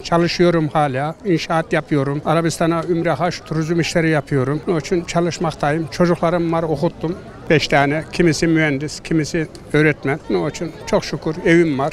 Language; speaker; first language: Turkish; native; Turkish